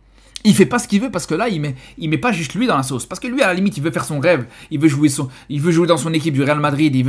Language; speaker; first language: French; native; French